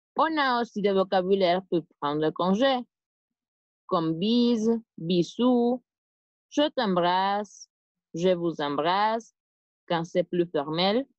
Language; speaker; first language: French; non-native, fluent; Spanish